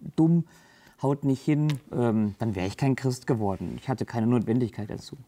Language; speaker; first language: German; native; German